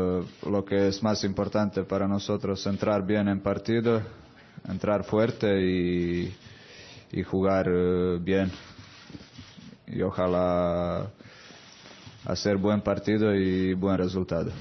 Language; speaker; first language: Spanish; non-native, fluent; Croatian